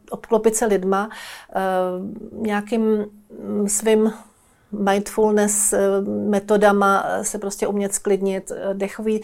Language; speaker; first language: Czech; native; Czech